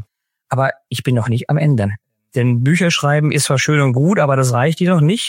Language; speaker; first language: German; native; German